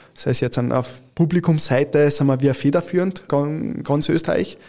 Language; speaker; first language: German; early bilingual, other home language; Italian